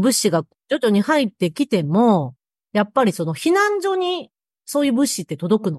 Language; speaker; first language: Japanese; native; Japanese